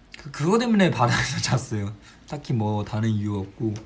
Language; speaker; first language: Korean; non-native, fluent; Chinese